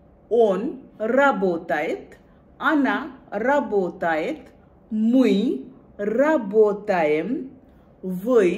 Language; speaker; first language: Russian; non-native, fluent; Bangla